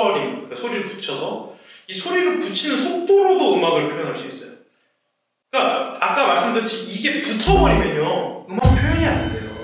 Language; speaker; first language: Korean; native; Korean